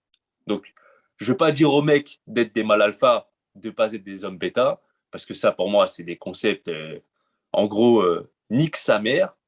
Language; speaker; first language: French; native; French